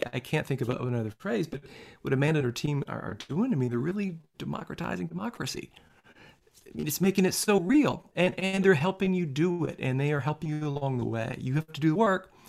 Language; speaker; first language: English; native; English